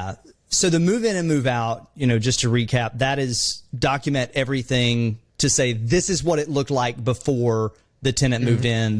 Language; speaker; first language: English; native; English